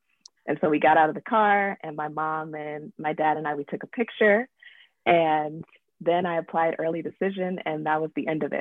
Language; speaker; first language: English; native; English